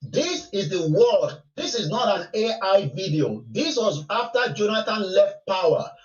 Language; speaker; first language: English; non-native, local second language; Yoruba